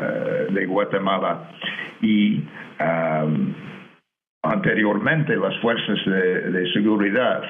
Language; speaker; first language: Spanish; non-native, fluent; English